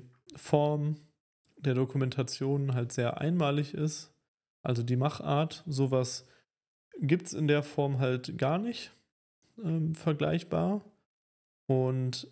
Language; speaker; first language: German; native; German